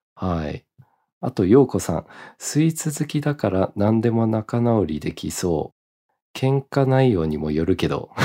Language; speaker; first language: Japanese; early bilingual, heritage; Japanese